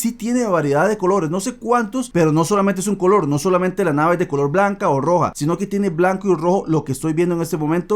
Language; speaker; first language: Spanish; native; Spanish